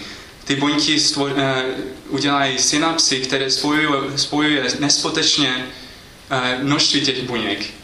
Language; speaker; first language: Czech; non-native, fluent; English